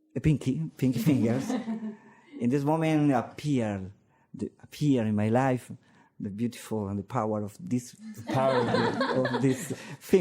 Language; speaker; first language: English; non-native, learner; Spanish